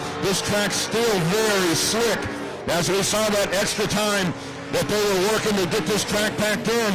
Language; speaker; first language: English; native; English